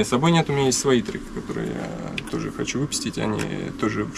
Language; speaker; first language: Russian; native; Russian